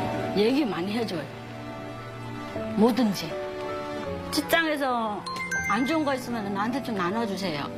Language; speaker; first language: Korean; non-native, learner; Vietnamese